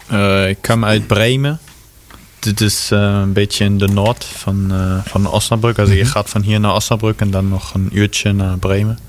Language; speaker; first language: Dutch; non-native, fluent; German